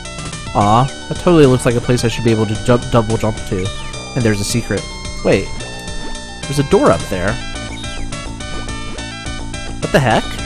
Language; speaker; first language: English; native; English